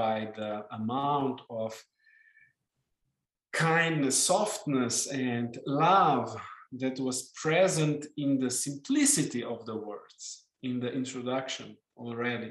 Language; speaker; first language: English; non-native, fluent; Slovenian